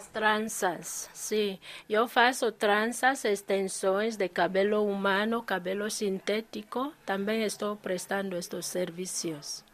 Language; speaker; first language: Portuguese; non-native, fluent; Spanish